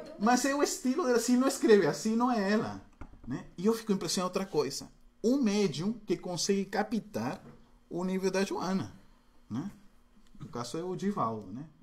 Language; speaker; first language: Portuguese; non-native, fluent; Spanish